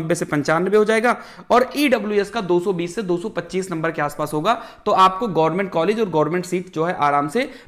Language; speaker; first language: Hindi; native; Hindi